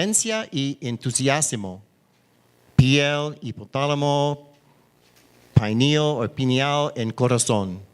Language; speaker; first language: Spanish; non-native, learner; English